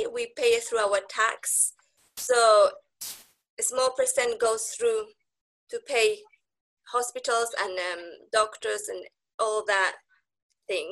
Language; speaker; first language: English; non-native, fluent; Spanish